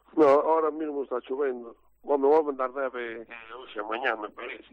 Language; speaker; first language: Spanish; non-native, local second language; Galician